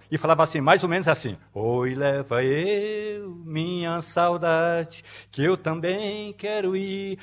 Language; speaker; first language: Portuguese; native; Portuguese